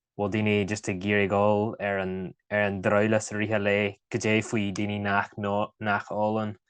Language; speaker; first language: Irish; native; Irish